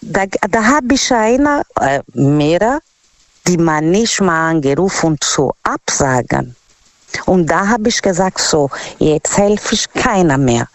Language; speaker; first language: German; non-native, learner; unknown